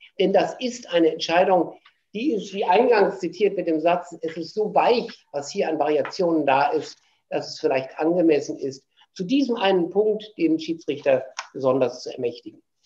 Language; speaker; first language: German; native; German